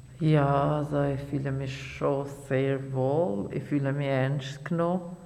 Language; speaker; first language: German; non-native, fluent; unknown